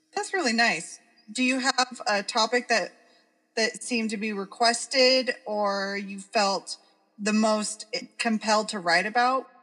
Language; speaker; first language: English; native; English